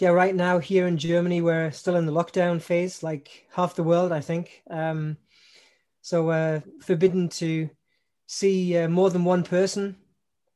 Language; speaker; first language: English; native; English